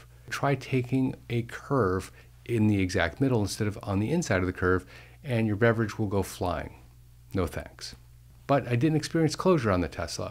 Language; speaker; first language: English; native; English